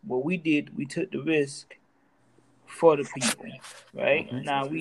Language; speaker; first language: English; native; English